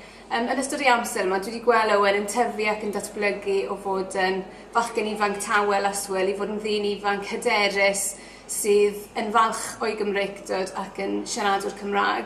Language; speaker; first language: Welsh; native; Welsh